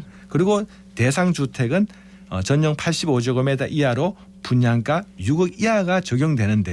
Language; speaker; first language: Korean; native; Korean